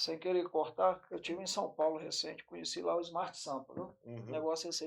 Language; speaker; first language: Portuguese; native; Portuguese